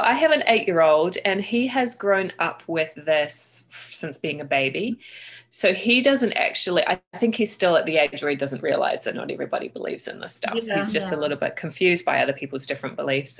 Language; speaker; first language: English; native; English